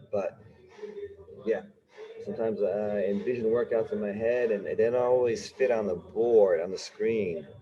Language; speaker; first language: English; native; English